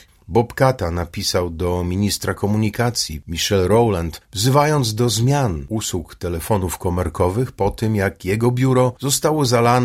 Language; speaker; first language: Polish; native; Polish